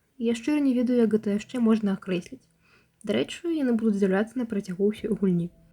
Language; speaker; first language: Belarusian; native; Belarusian